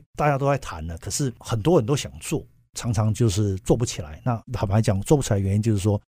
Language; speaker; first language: Chinese; native; Chinese